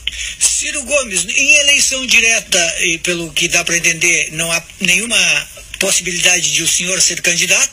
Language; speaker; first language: Portuguese; native; Portuguese